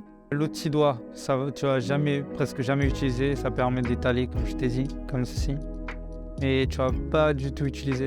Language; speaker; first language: French; native; French